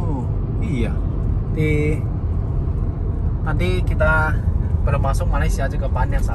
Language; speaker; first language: Indonesian; non-native, fluent; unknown